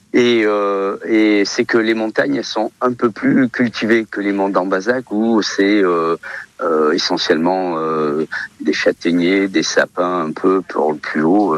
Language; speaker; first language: French; early bilingual, other home language; Portuguese